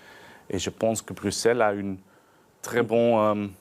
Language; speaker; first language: French; non-native, learner; Dutch